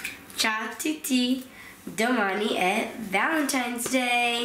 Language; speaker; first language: Italian; early bilingual, heritage; Italian